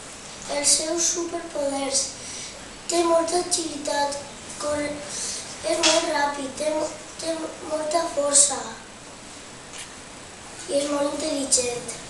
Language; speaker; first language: Catalan; non-native, local second language; Spanish